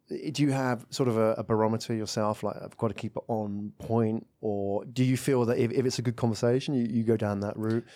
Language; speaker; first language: English; native; English